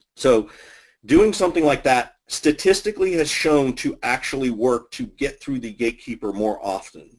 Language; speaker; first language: English; native; English